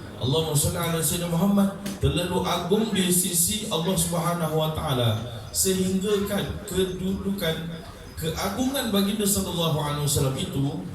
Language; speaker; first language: Malay; native; Malay